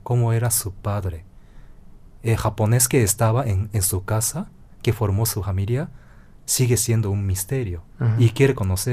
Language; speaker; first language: Spanish; non-native, fluent; Japanese